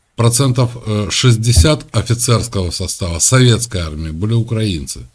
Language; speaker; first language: Russian; native; Russian